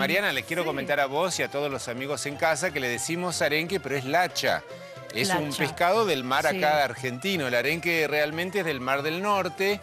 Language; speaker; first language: Spanish; native; Spanish